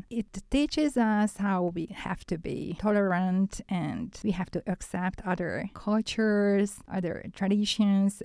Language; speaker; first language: English; non-native, fluent; Hungarian